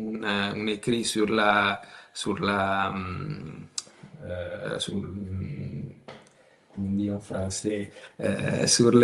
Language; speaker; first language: French; non-native, learner; Italian